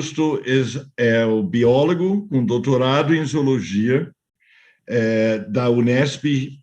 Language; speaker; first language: Portuguese; non-native, fluent; English